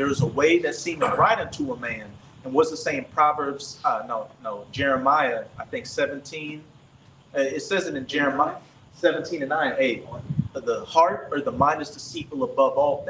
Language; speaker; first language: English; native; English